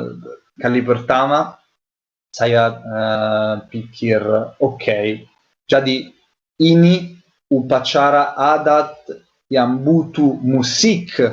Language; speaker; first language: Indonesian; non-native, learner; Italian